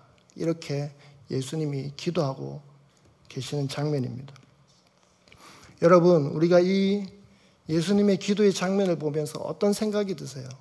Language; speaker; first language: Korean; native; Korean